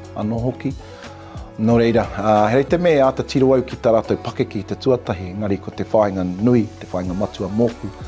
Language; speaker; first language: Māori; native; Māori